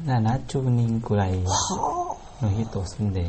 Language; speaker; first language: Japanese; non-native, learner; Thai